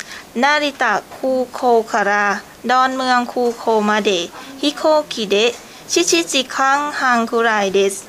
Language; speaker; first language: Japanese; non-native, learner; Thai